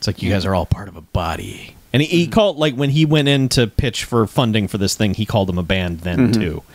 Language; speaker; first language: English; native; English